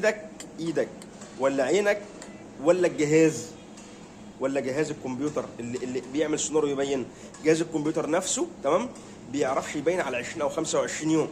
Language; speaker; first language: Arabic; native; Arabic